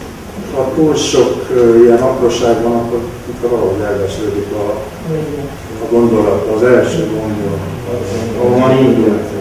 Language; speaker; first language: Hungarian; non-native, local second language; Romanian